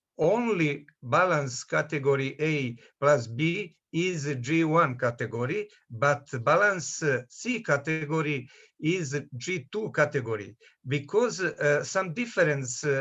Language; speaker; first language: English; non-native, learner; Serbian